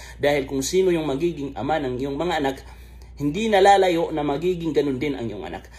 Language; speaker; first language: Filipino; non-native, local second language; Maranao